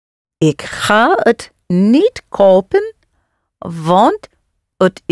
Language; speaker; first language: Dutch; non-native, learner; English